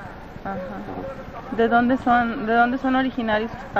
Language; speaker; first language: Spanish; native; Spanish